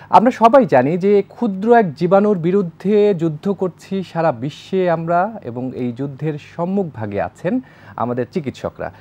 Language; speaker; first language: Bangla; native; Bangla